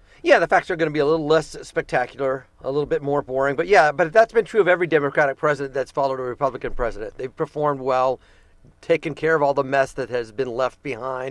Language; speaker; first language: English; native; English